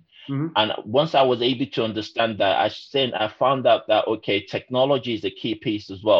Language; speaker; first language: English; non-native, local second language; Igbo